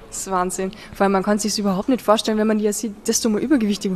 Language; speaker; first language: German; native; German